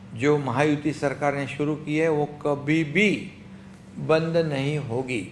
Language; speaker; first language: Hindi; non-native, local second language; Marathi